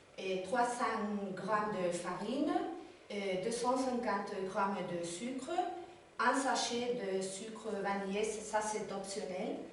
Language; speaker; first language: French; non-native, learner; Spanish